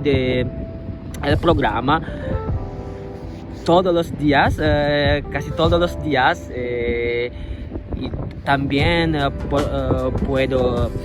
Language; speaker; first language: Spanish; non-native, learner; Indonesian